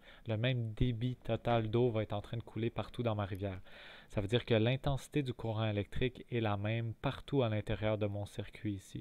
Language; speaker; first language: French; native; French